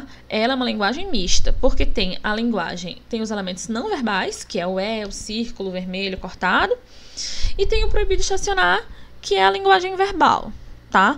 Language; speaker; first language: Portuguese; native; Portuguese